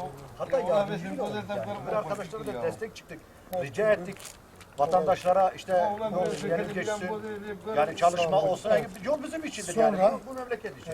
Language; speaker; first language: Turkish; non-native, local second language; Kurdish